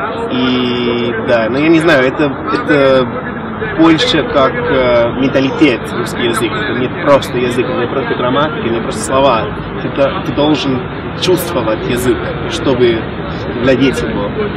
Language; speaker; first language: Russian; non-native, fluent; English